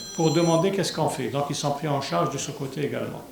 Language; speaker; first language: French; non-native, local second language; Arabic